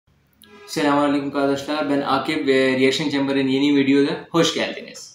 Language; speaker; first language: Turkish; non-native, learner; Urdu